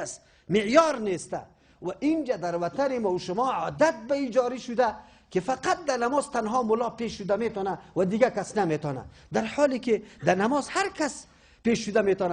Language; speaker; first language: Persian; native; Persian